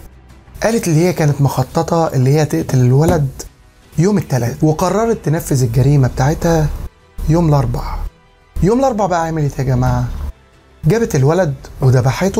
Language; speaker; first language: Arabic; native; Arabic